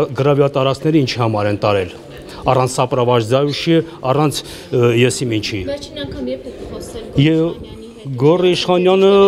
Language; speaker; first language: Armenian; native; Armenian